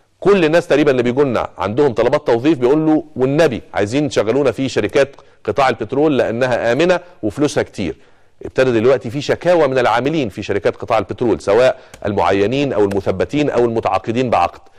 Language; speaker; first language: Arabic; native; Arabic